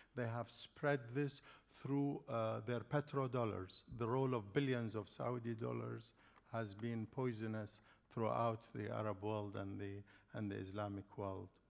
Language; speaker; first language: English; non-native, fluent; Arabic